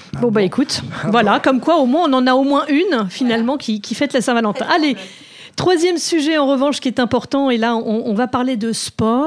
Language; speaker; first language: French; native; French